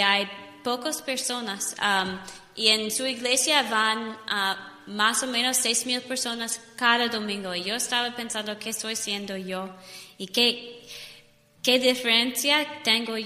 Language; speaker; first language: Spanish; non-native, learner; English